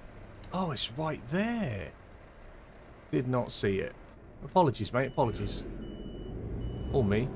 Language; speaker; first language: English; native; English